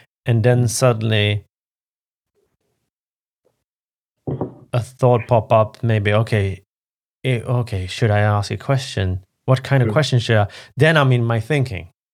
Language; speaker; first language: English; non-native, fluent; Swedish